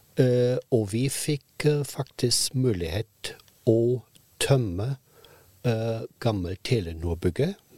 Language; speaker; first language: Norwegian; non-native, fluent; German